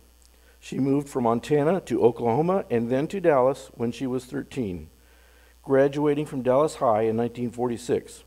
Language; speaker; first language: English; native; English